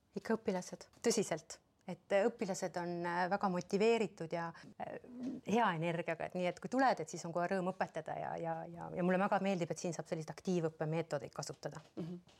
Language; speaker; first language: Estonian; non-native, local second language; Russian